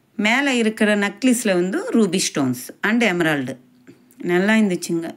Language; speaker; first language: Tamil; non-native, local second language; Telugu